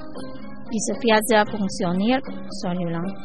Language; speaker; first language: German; non-native, fluent; Indonesian